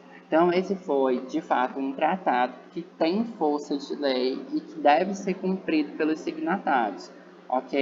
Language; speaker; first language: Portuguese; native; Portuguese